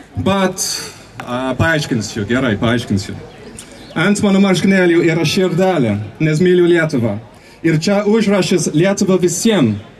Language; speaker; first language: Lithuanian; non-native, fluent; English